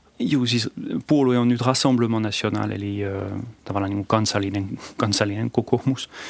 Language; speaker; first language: Finnish; non-native, fluent; French